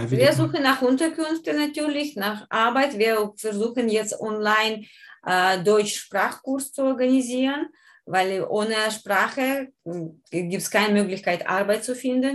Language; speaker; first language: German; non-native, learner; Ukrainian